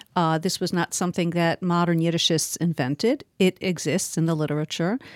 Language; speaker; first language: English; early bilingual, other home language; Yiddish